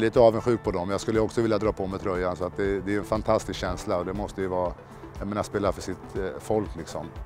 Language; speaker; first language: Swedish; early bilingual, other home language; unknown